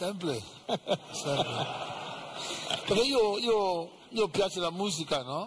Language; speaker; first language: Italian; non-native, learner; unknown